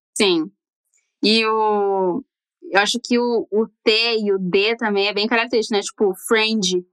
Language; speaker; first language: Portuguese; native; Portuguese